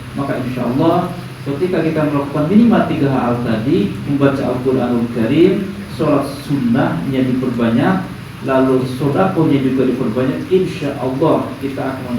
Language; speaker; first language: Indonesian; native; Indonesian